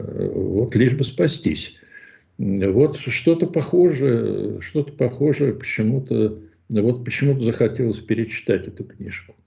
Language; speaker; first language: Russian; native; Russian